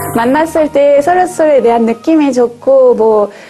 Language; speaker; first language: Korean; non-native, fluent; French